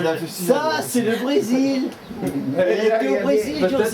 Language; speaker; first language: French; native; French